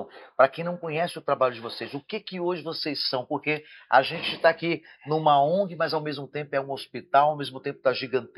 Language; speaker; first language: Portuguese; native; Portuguese